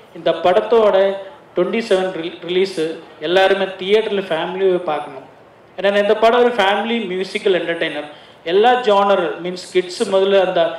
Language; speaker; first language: Tamil; non-native, learner; Malayalam